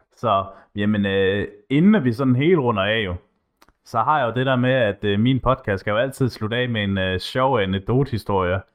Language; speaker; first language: Danish; native; Danish